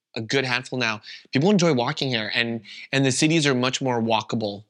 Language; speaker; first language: English; non-native, fluent; Vietnamese